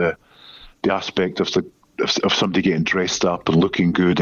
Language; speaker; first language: English; native; English